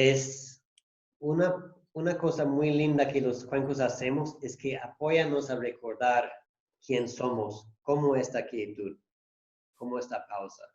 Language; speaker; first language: Spanish; non-native, fluent; English